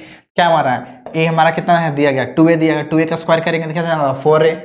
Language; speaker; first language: Hindi; native; Hindi